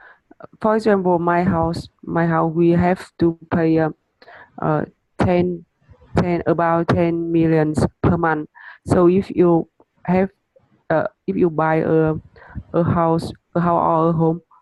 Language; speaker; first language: English; non-native, learner; Vietnamese